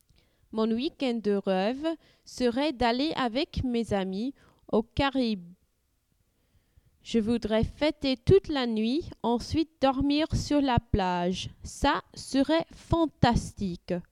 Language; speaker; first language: French; non-native, learner; English